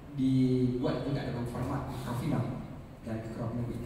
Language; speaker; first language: Indonesian; native; Indonesian